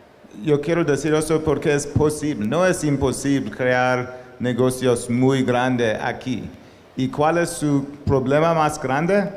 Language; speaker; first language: Spanish; non-native, learner; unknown